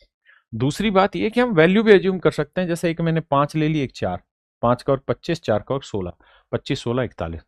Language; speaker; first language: Hindi; native; Hindi